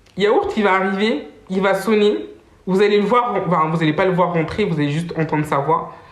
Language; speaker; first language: French; early bilingual, other home language; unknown